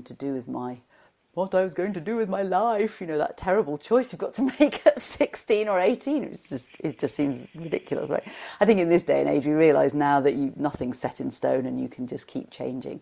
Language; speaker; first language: English; native; English